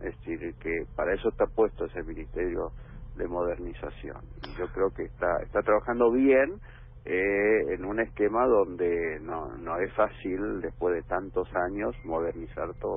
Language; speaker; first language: Spanish; native; Spanish